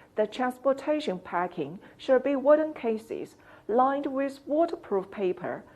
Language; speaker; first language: English; non-native, fluent; Chinese